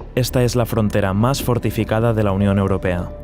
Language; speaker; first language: Spanish; native; Spanish